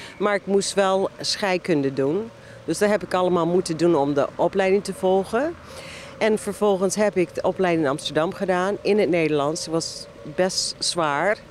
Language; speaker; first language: Dutch; non-native, fluent; English